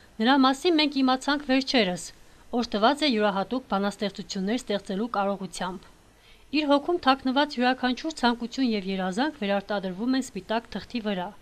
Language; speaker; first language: Armenian; native; Armenian